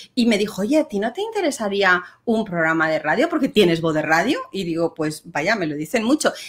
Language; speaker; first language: Spanish; native; Spanish